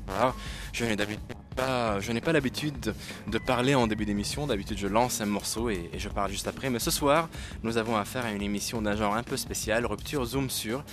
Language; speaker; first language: French; non-native, local second language; Arabic